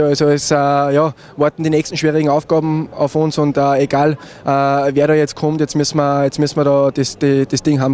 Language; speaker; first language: German; native; German